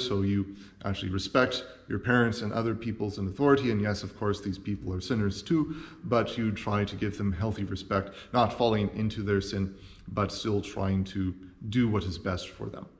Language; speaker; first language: English; native; English